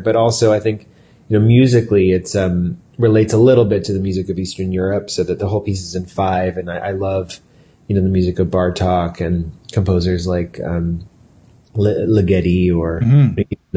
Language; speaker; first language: English; native; English